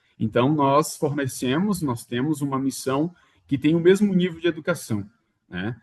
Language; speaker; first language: Portuguese; native; Portuguese